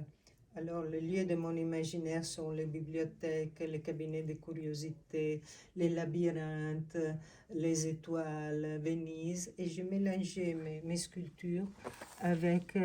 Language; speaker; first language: French; non-native, fluent; Italian